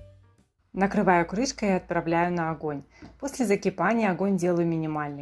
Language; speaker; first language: Russian; native; Russian